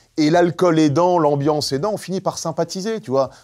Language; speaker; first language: French; native; French